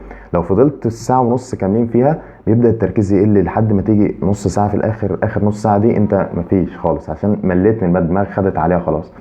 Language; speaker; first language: Arabic; native; Arabic